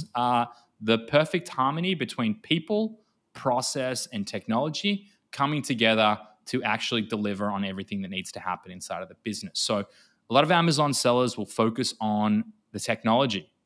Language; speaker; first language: English; native; English